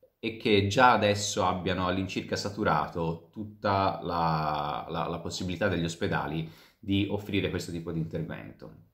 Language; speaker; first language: Italian; native; Italian